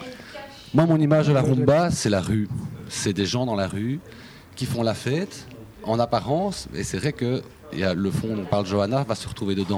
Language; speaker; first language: French; native; French